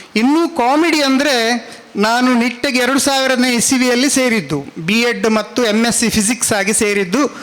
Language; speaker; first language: Kannada; non-native, local second language; Tulu